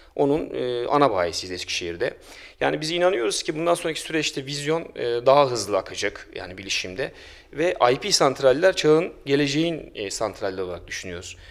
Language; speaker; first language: Turkish; early bilingual, heritage; Turkish